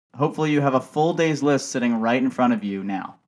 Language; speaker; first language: English; native; English